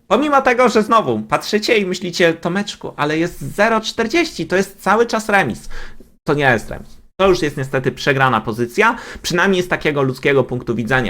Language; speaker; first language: Polish; native; Polish